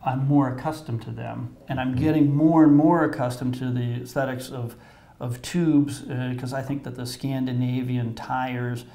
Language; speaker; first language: English; native; English